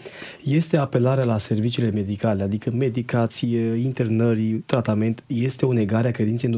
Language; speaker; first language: Romanian; native; Romanian